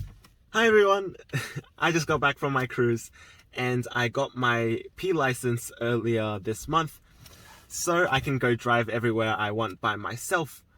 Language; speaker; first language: English; early bilingual, other home language; Chinese